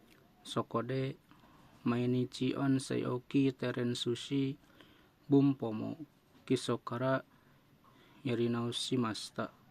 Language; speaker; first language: Japanese; non-native, learner; Indonesian